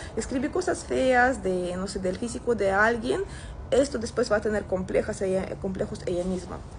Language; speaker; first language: Spanish; non-native, fluent; Russian